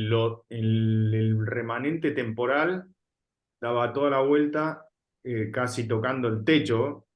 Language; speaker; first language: Spanish; native; Spanish